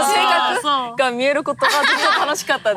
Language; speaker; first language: Japanese; non-native, learner; Korean